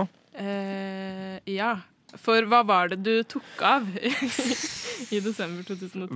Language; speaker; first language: Norwegian; native; Norwegian